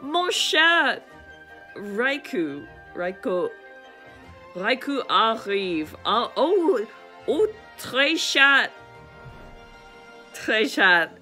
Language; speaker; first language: French; non-native, learner; English